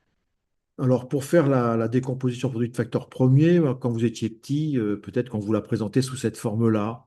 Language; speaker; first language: French; native; French